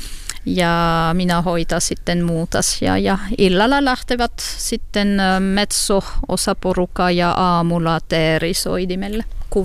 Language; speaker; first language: Finnish; non-native, learner; French